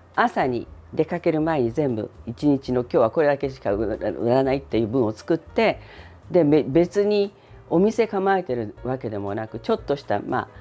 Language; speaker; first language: Japanese; non-native, fluent; Chinese